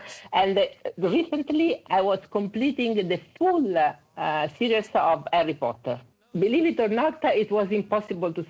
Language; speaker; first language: English; non-native, fluent; Italian